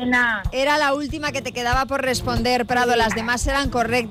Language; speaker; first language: Spanish; native; Spanish